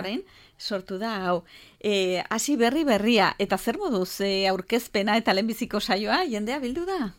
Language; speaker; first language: Basque; native; Basque